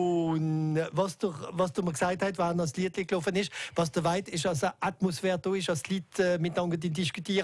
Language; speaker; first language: German; native; German